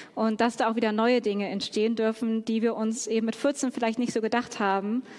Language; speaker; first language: German; native; German